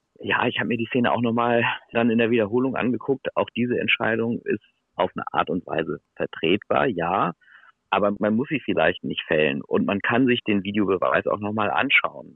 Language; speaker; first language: German; native; German